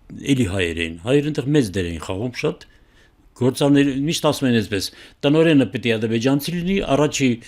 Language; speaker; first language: Armenian; native; Armenian